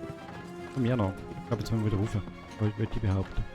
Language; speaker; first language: German; native; German